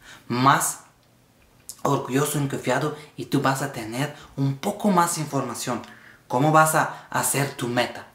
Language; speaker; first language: Spanish; non-native, learner; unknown